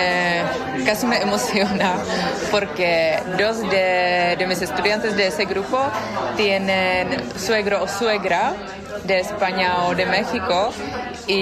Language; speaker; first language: Spanish; non-native, fluent; Czech